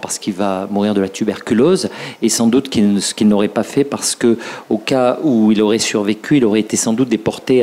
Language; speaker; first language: French; native; French